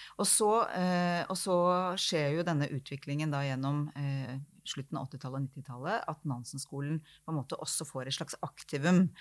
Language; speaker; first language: Norwegian; native; Norwegian